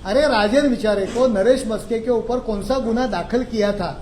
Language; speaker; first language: Hindi; non-native, local second language; Marathi